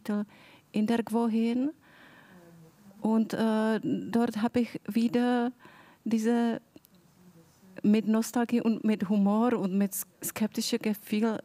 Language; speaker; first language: German; non-native, fluent; Czech